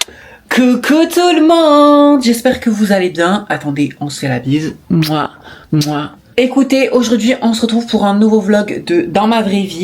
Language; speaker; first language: French; native; French